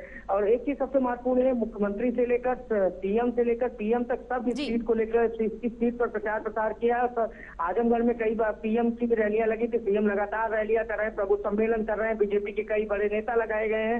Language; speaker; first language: Hindi; native; Hindi